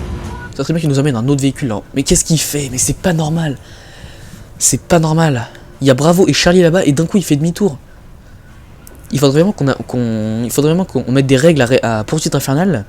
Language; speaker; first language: French; native; French